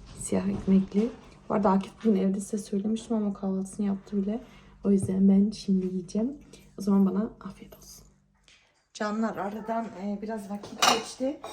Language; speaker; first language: Turkish; early bilingual, heritage; Turkish